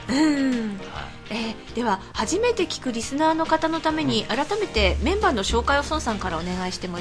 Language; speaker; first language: Japanese; native; Japanese